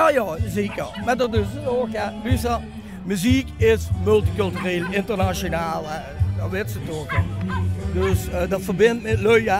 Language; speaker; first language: Dutch; native; Dutch